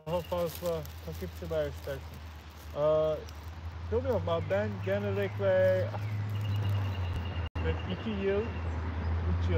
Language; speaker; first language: Turkish; non-native, learner; English